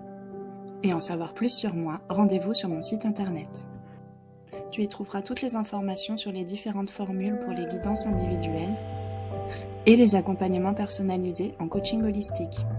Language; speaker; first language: French; native; French